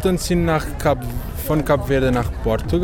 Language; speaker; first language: German; non-native, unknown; Portuguese